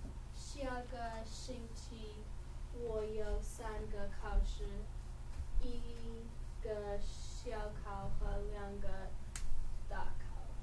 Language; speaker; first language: Chinese; non-native, learner; English